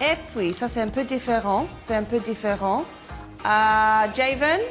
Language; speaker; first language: French; non-native, fluent; English